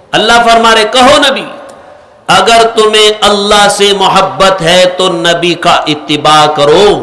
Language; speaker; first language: Urdu; native; Urdu